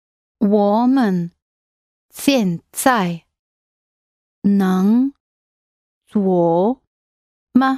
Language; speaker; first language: Chinese; non-native, learner; English